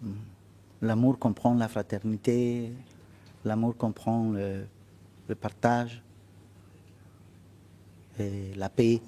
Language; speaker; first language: French; non-native, fluent; Spanish